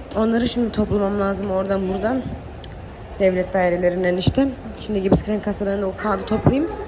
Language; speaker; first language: Turkish; early bilingual, heritage; Turkish